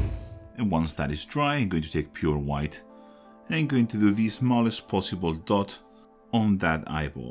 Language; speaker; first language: English; non-native, fluent; Spanish